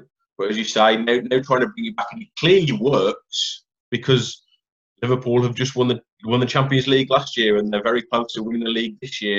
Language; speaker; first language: English; native; English